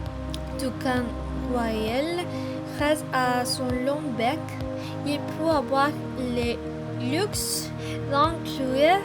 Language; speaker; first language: French; non-native, learner; Spanish